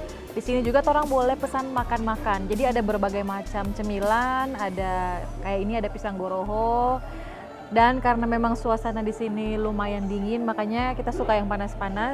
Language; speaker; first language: Indonesian; non-native, local second language; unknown